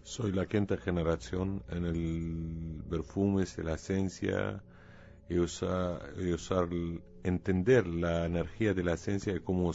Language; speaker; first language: Spanish; non-native, learner; Arabic